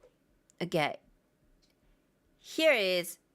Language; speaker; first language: English; non-native, learner; Japanese